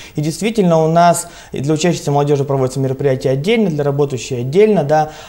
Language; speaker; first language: Russian; native; Russian